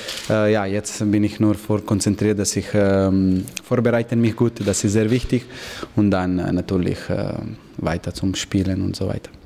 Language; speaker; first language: German; non-native, learner; Slovenian